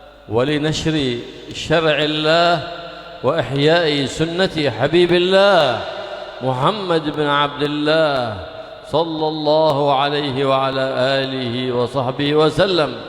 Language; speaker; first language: Arabic; native; Arabic